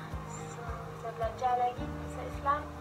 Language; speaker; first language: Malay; non-native, fluent; German